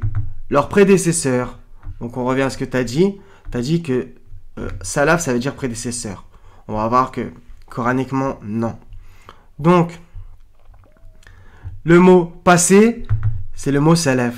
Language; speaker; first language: French; native; French